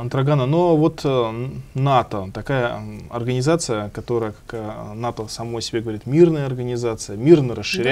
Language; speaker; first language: Russian; native; Russian